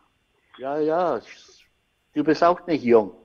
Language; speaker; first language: German; non-native, learner; English